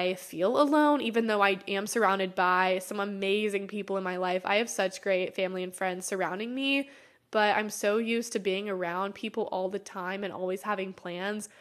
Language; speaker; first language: English; native; English